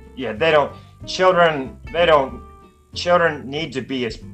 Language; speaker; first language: English; native; English